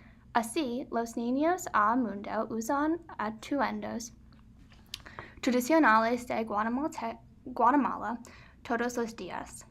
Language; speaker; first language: Spanish; non-native, learner; English